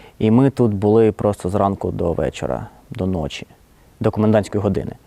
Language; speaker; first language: Ukrainian; non-native, local second language; Russian